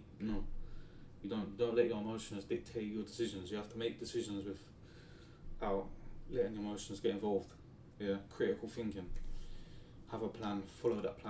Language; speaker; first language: English; native; English